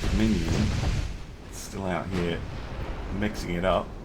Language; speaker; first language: English; native; English